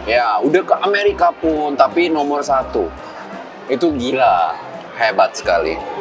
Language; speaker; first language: Indonesian; non-native, fluent; Korean